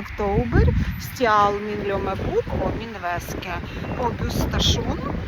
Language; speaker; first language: Norwegian; non-native, learner; Ukrainian